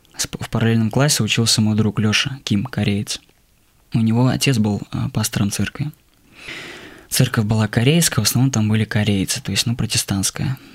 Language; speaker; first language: Russian; native; Russian